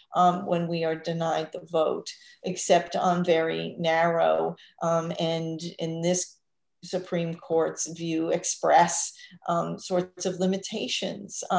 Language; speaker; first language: English; native; English